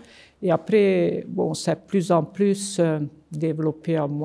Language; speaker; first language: French; non-native, fluent; Hungarian